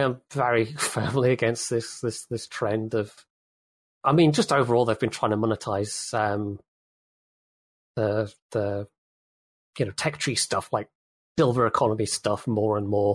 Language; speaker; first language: English; native; English